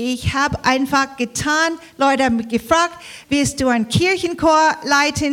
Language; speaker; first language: German; early bilingual, heritage; English